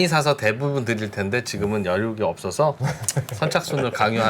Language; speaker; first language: Korean; native; Korean